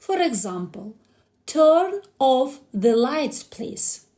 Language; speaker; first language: English; non-native, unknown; Ukrainian